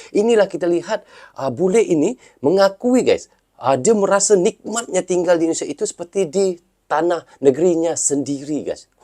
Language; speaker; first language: Malay; native; Malay